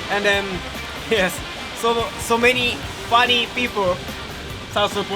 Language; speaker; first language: English; non-native, learner; Japanese